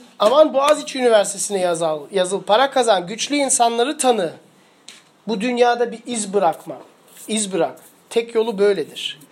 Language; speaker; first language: Turkish; early bilingual, heritage; Turkish